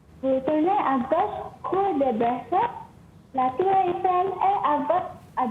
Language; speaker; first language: French; non-native, learner; Malay